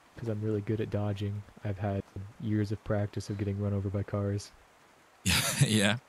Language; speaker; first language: English; native; English